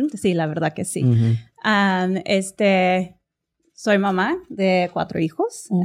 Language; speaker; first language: Spanish; early bilingual, heritage; Spanish